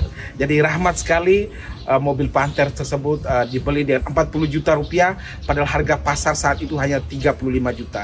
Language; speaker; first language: Indonesian; native; Indonesian